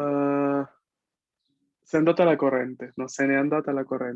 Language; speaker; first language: Italian; non-native, fluent; Spanish